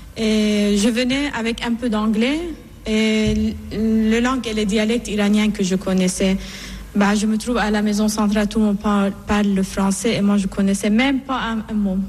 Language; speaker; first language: French; non-native, fluent; Persian